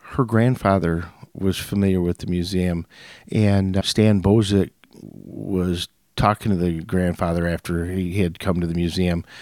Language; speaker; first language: English; native; English